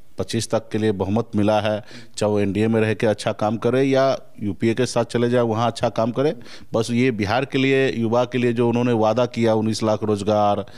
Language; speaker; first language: Hindi; native; Hindi